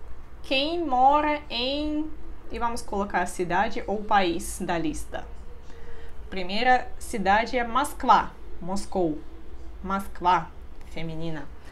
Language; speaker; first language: Portuguese; non-native, fluent; Russian